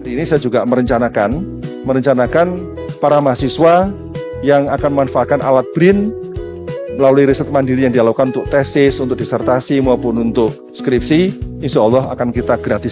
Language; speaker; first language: Indonesian; native; Indonesian